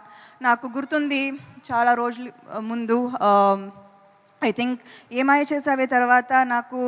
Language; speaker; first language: Telugu; non-native, fluent; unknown